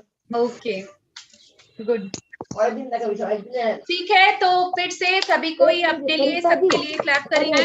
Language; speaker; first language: Hindi; native; Hindi